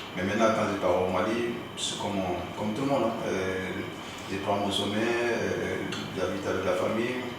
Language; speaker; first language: French; non-native, local second language; Soninke